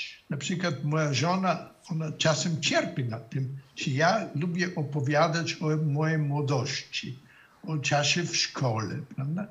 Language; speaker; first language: Polish; non-native, fluent; German